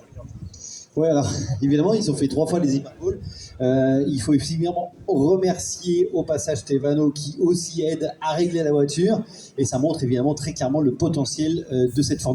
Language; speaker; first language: French; native; French